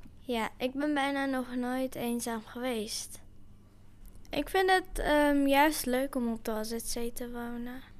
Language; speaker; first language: Dutch; early bilingual, other home language; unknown